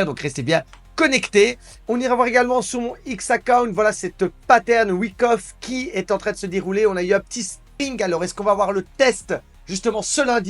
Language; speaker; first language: French; native; French